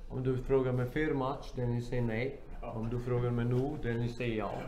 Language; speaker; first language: Swedish; non-native, fluent; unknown